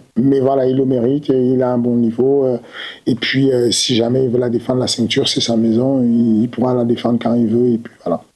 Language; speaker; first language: French; native; French